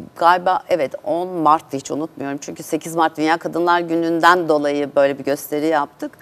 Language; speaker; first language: Turkish; native; Turkish